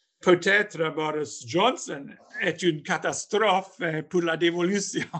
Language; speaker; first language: French; non-native, fluent; English